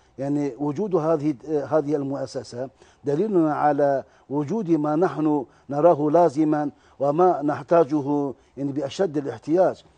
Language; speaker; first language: Arabic; non-native, fluent; Turkish